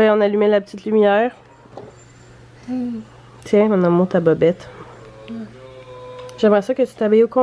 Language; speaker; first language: French; native; French